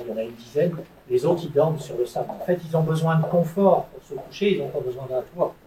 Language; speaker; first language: French; native; French